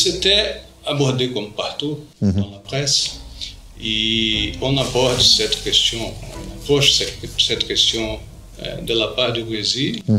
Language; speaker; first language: French; non-native, fluent; Portuguese